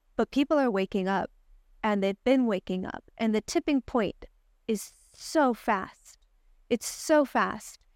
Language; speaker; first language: English; native; English